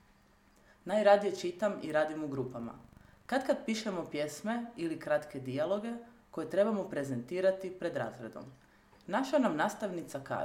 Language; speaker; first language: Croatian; early bilingual, heritage; Croatian